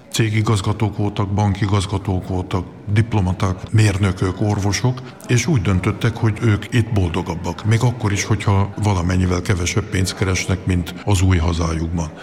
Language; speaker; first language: Hungarian; early bilingual, heritage; Hungarian